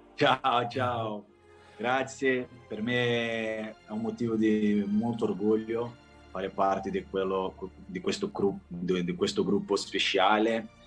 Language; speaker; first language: Italian; non-native, fluent; Portuguese